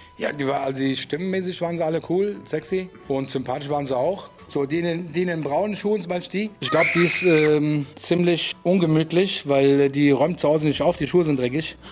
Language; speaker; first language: German; early bilingual, other home language; Turkish